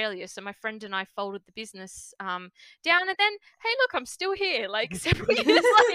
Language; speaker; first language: English; native; English